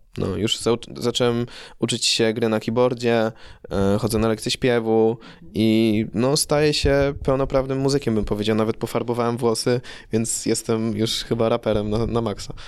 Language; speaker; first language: Polish; early bilingual, heritage; Polish